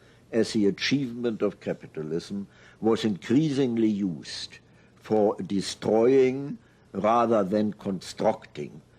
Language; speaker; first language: English; non-native, fluent; German